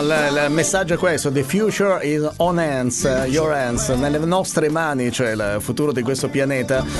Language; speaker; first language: Italian; native; Italian